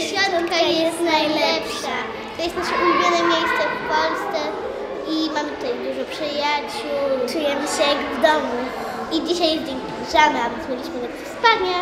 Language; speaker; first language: Polish; non-native, learner; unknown